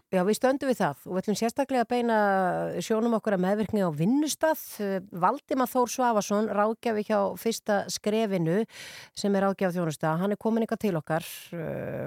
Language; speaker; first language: Icelandic; native; Icelandic